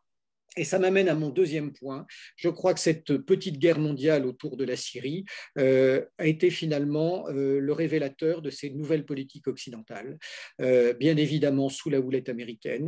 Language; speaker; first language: French; native; French